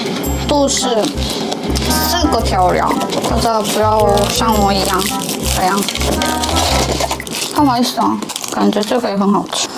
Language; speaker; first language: Chinese; non-native, learner; Korean